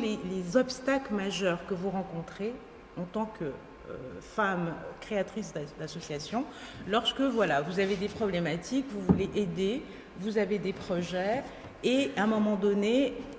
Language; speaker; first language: French; native; French